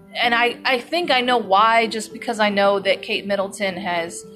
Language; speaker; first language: English; native; English